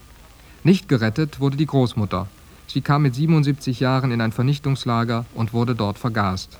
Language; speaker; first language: German; native; German